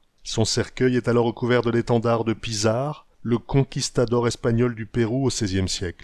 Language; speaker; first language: French; native; French